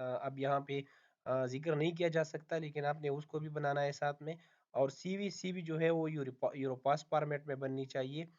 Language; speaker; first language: Hindi; non-native, local second language; Punjabi